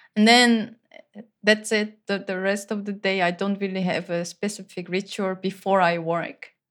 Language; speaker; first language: English; non-native, fluent; Korean